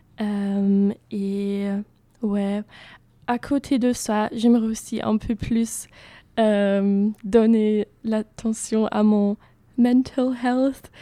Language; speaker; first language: French; non-native, fluent; German